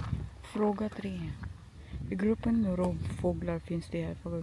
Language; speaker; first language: Swedish; non-native, fluent; Filipino